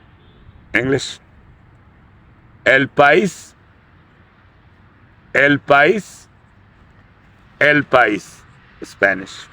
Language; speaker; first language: Spanish; non-native, fluent; Urdu